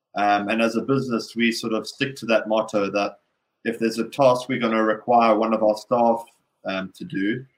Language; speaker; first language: English; native; English